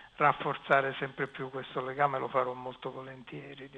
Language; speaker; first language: Italian; native; Italian